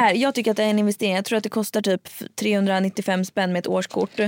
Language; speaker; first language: Swedish; native; Swedish